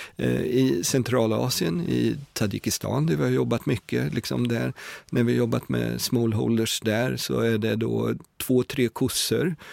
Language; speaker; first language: Swedish; native; Swedish